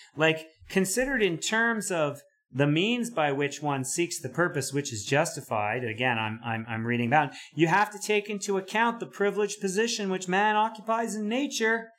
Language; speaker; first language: English; native; English